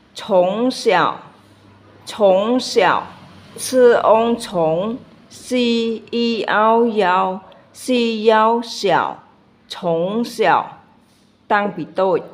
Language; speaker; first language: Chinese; non-native, fluent; Khmer